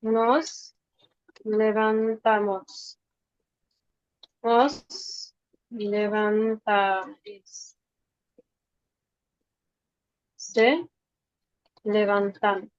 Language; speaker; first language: Spanish; non-native, fluent; Bangla